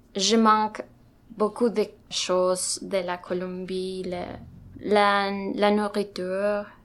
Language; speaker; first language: French; non-native, learner; Spanish